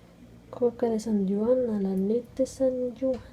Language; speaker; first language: Catalan; non-native, fluent; Spanish